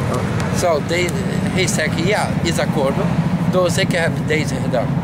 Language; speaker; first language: Dutch; non-native, learner; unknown